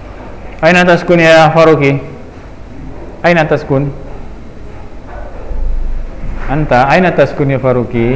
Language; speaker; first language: Arabic; non-native, fluent; Indonesian